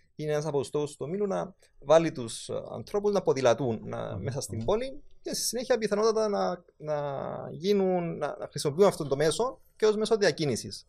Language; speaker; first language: Greek; native; Greek